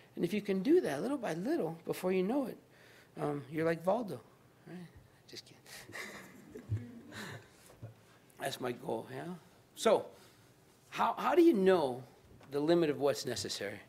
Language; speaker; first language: English; native; English